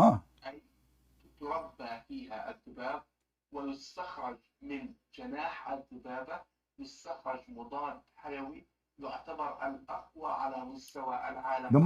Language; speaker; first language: Arabic; native; Arabic